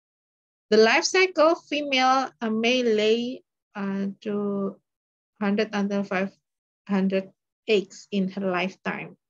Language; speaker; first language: English; non-native, learner; Indonesian